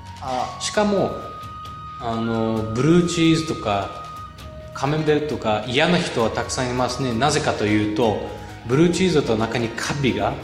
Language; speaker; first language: Japanese; non-native, fluent; Bulgarian